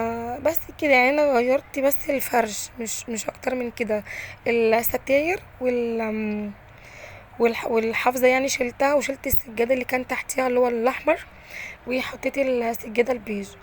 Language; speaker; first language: Arabic; native; Arabic